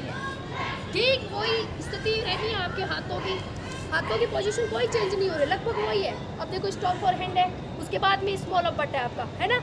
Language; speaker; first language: Hindi; native; Hindi